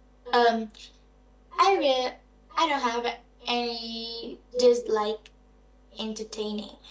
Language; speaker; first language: English; non-native, learner; Vietnamese